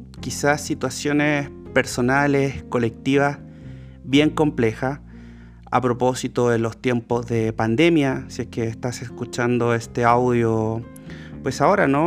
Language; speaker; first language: Spanish; native; Spanish